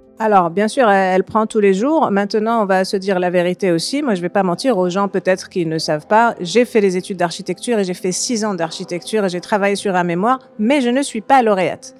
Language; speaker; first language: French; non-native, local second language; Arabic